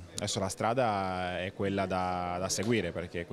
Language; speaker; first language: Italian; native; Italian